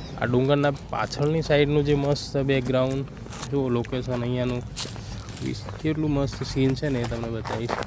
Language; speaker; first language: Gujarati; native; Gujarati